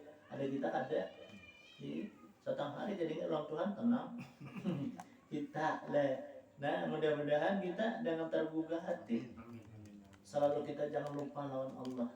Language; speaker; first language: Indonesian; non-native, local second language; Banjar